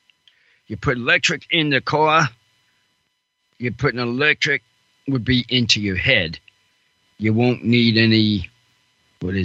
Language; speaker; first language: English; non-native, fluent; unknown